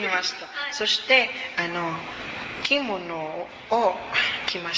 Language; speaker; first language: Japanese; non-native, learner; Cebuano